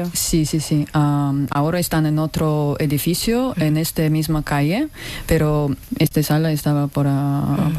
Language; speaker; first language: Spanish; non-native, learner; Russian